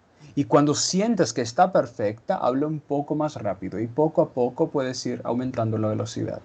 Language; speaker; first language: Spanish; non-native, fluent; Portuguese